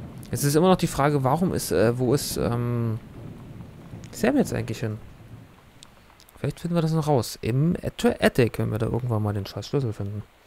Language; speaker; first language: German; native; German